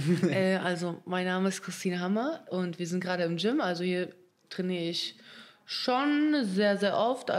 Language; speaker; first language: German; early bilingual, other home language; Russian